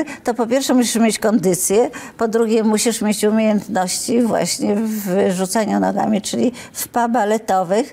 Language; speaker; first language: Polish; native; Polish